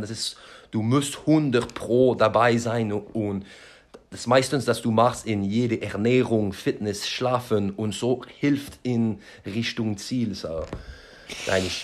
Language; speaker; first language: German; non-native, learner; French